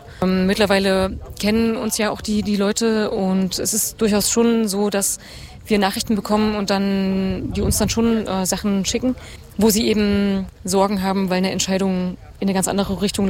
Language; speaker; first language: German; native; German